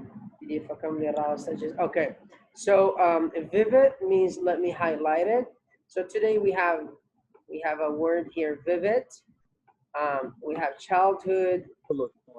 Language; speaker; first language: English; non-native, fluent; Central Kurdish